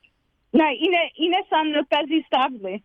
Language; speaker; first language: Greek; early bilingual, heritage; Greek